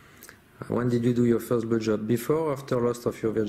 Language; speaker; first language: English; non-native, fluent; French